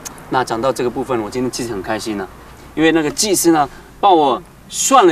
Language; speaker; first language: Chinese; native; Chinese